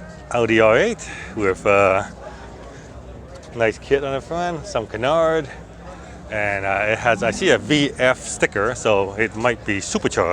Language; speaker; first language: English; native; English